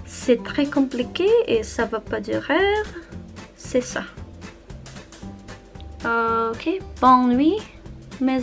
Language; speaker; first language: French; non-native, learner; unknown